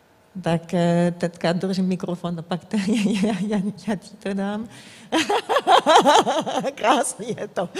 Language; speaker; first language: Czech; non-native, fluent; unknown